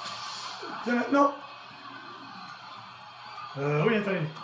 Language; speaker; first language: French; native; French